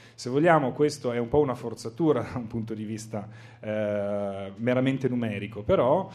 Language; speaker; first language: Italian; native; Italian